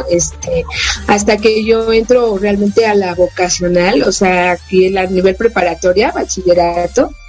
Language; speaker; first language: Spanish; native; Spanish